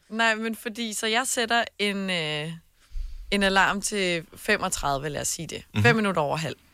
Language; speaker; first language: Danish; native; Danish